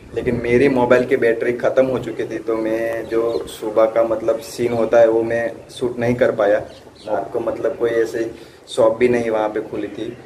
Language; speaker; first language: Hindi; non-native, local second language; Gujarati